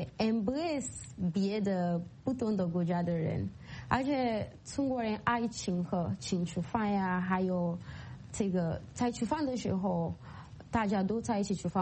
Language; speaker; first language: Chinese; non-native, fluent; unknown